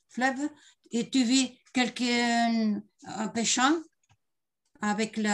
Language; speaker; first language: French; non-native, learner; Spanish